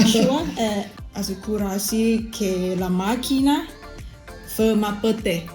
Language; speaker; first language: Italian; non-native, learner; Thai